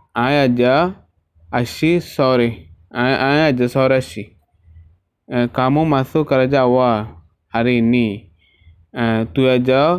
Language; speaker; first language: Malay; non-native, learner; Rohingya